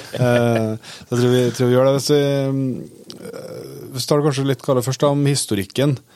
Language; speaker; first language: Norwegian; native; Norwegian